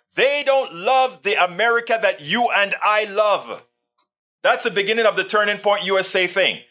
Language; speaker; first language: English; non-native, fluent; Spanish